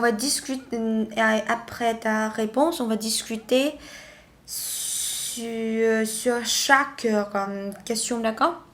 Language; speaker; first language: French; non-native, learner; Vietnamese